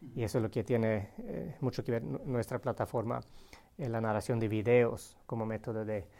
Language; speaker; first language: Spanish; non-native, fluent; Swedish